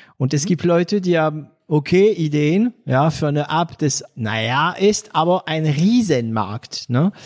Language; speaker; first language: German; non-native, fluent; French